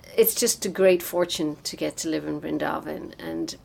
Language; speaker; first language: English; native; English